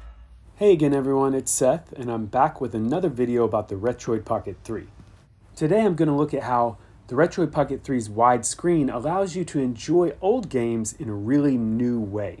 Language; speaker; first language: English; native; English